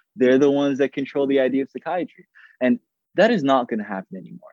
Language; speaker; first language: English; native; English